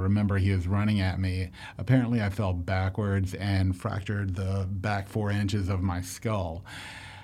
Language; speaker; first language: English; native; English